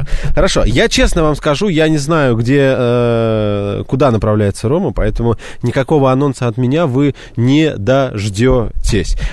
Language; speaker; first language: Russian; native; Russian